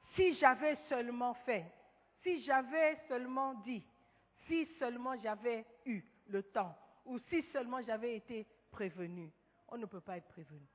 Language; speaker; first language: French; non-native, fluent; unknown